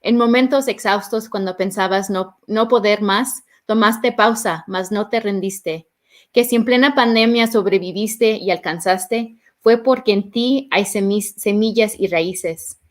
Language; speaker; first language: Spanish; early bilingual, heritage; Spanish